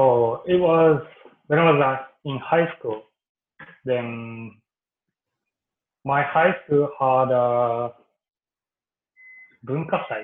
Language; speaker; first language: English; non-native, learner; Japanese